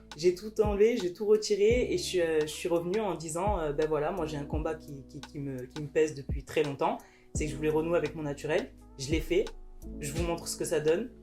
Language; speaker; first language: French; early bilingual, other home language; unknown